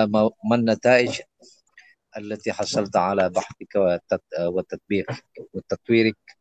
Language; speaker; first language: Arabic; non-native, fluent; Indonesian